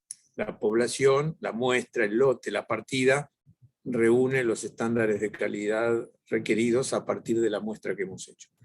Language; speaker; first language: Spanish; native; Spanish